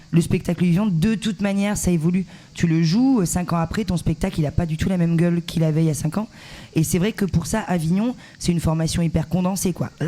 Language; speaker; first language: French; native; French